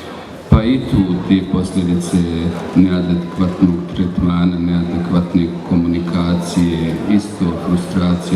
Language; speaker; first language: Bosnian; native; Bosnian